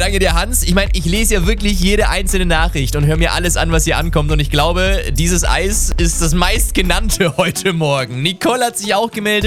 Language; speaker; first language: German; native; German